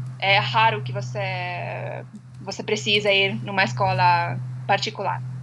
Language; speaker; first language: Portuguese; non-native, fluent; Estonian